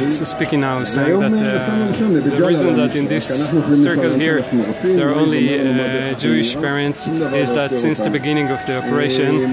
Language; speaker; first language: English; non-native, fluent; Hebrew